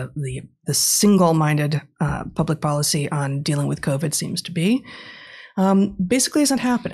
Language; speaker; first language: English; native; English